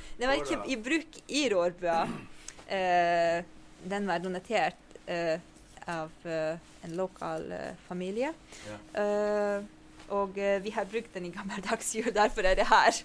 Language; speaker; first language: Norwegian; non-native, fluent; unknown